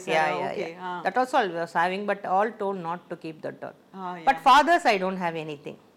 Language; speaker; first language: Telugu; non-native, local second language; Tamil